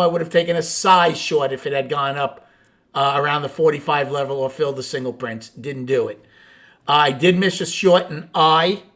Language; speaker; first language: English; native; English